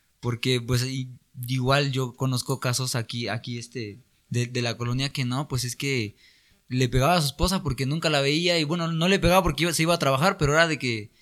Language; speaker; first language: Spanish; native; Spanish